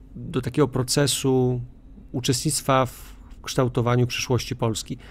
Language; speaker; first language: Polish; native; Polish